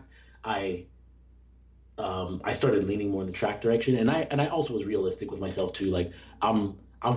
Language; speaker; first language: English; native; English